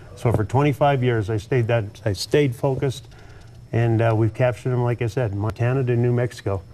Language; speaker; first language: English; native; English